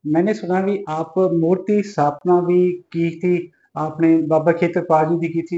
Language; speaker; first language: Hindi; non-native, local second language; Punjabi